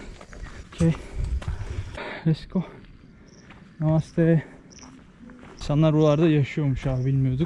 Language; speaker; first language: Turkish; native; Turkish